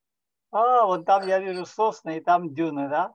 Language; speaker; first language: Russian; native; Russian